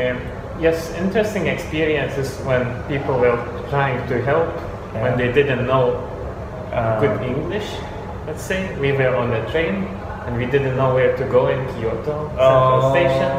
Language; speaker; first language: English; non-native, fluent; Lithuanian